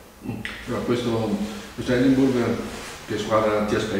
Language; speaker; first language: Italian; native; Italian